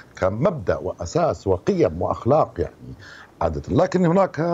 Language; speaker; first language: Arabic; native; Arabic